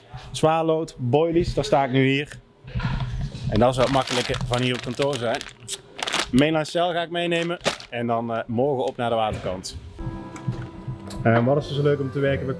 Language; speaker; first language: Dutch; native; Dutch